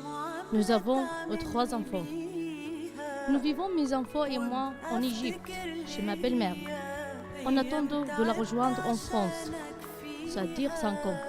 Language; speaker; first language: French; non-native, learner; Arabic